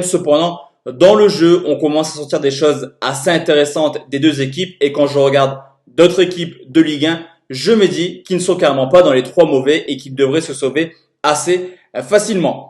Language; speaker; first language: French; native; French